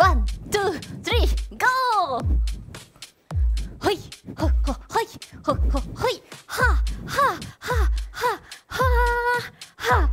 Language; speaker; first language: Japanese; non-native, fluent; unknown